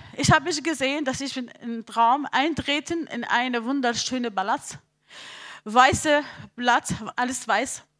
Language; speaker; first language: German; non-native, learner; Arabic